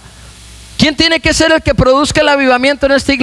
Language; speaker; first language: Spanish; native; Spanish